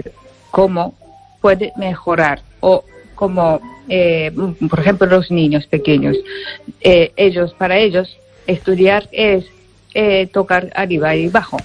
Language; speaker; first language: Spanish; non-native, learner; Japanese